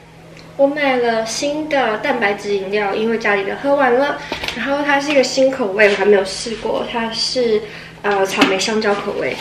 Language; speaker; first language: Chinese; native; Chinese